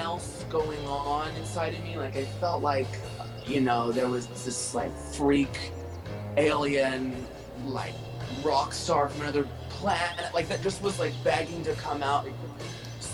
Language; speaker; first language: English; native; English